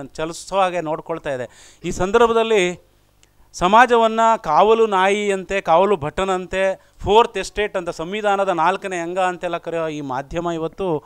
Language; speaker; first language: Kannada; non-native, local second language; Lambadi